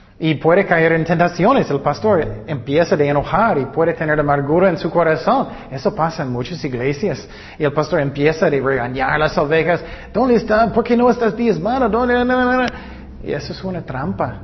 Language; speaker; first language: Spanish; non-native, learner; English